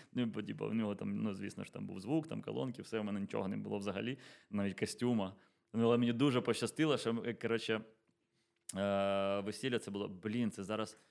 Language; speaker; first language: Ukrainian; native; Ukrainian